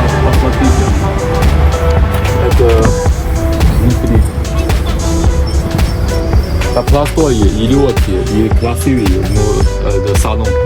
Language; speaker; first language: Russian; non-native, learner; Chinese